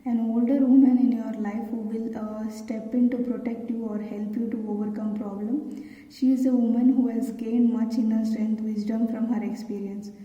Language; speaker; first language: English; non-native, local second language; Kannada